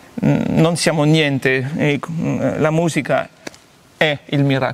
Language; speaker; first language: Italian; non-native, fluent; French